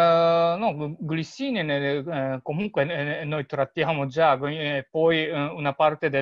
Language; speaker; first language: Italian; non-native, learner; Japanese